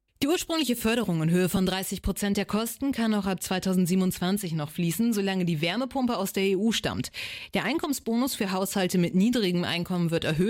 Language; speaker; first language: German; native; German